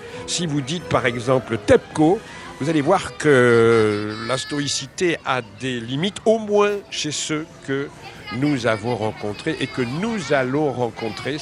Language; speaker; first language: French; native; French